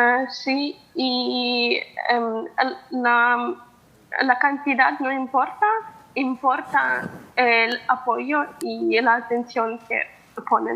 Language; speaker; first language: Spanish; non-native, fluent; Ukrainian